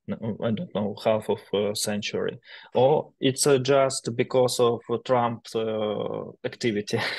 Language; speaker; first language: English; non-native, learner; Ukrainian